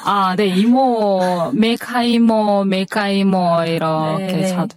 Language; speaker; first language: Korean; non-native, fluent; Kyrgyz